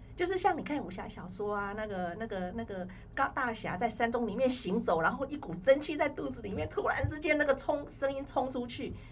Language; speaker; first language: Chinese; native; Chinese